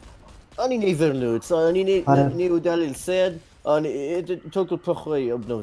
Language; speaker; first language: Russian; non-native, learner; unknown